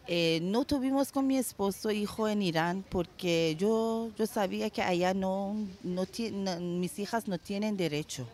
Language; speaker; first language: Spanish; non-native, learner; Persian